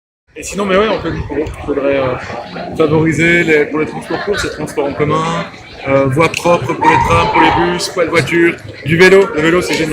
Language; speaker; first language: French; native; French